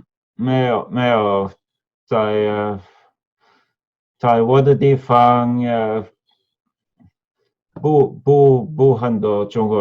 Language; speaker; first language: Chinese; non-native, learner; Norwegian